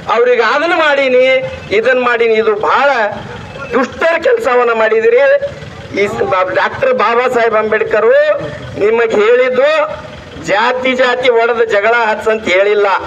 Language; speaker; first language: Kannada; native; Kannada